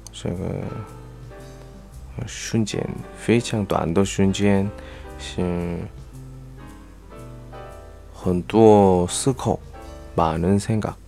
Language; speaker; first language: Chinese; non-native, learner; Korean